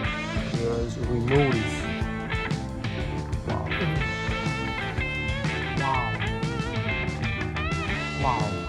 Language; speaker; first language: English; non-native, learner; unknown